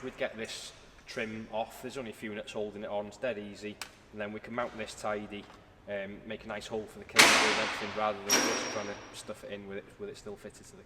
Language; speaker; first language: English; native; English